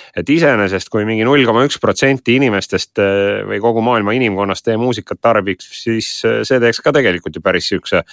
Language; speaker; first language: Estonian; native; Estonian